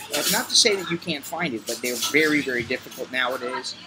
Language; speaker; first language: English; native; English